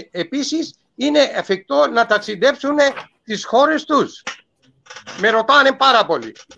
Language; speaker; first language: Greek; non-native, fluent; Urdu